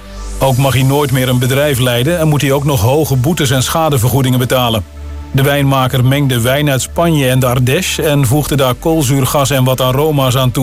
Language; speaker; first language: Dutch; native; Dutch